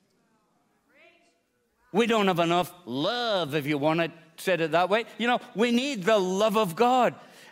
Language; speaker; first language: English; native; English